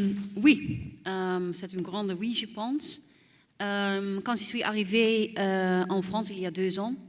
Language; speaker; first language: French; non-native, fluent; Dutch